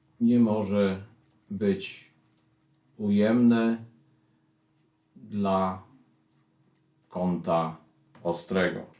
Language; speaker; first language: Polish; native; Polish